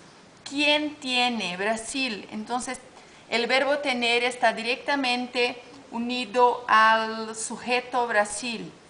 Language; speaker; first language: Spanish; non-native, learner; Portuguese